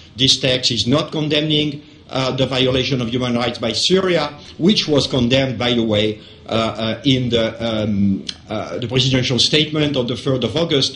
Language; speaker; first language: English; non-native, fluent; French